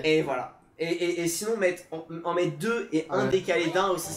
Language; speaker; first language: French; native; French